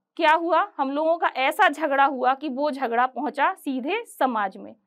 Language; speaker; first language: Hindi; native; Hindi